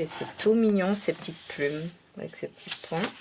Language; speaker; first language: French; native; French